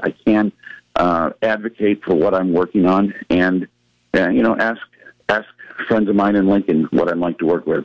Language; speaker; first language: English; native; English